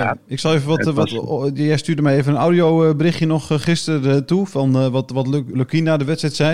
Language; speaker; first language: Dutch; native; Dutch